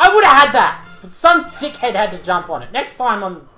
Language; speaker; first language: English; native; English